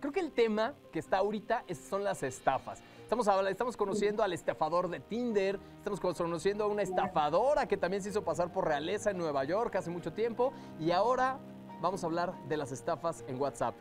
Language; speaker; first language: Spanish; native; Spanish